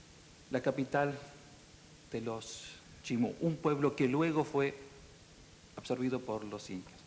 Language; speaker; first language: Spanish; native; Spanish